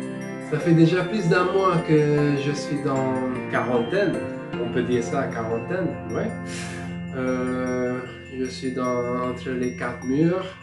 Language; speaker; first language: French; non-native, fluent; Hungarian